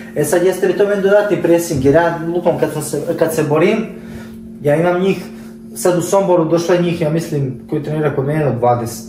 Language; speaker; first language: Serbian; early bilingual, heritage; Serbian